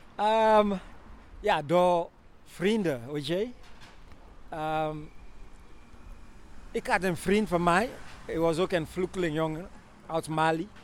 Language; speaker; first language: Dutch; non-native, learner; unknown